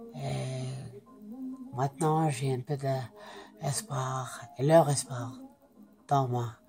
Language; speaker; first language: French; non-native, fluent; English